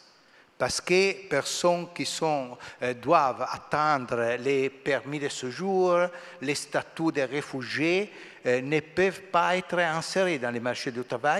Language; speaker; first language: French; non-native, fluent; Italian